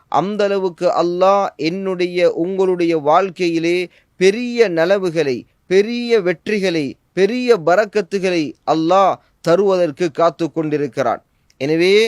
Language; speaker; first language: Tamil; native; Tamil